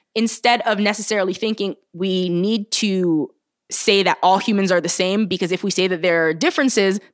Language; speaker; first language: English; early bilingual, other home language; Bulgarian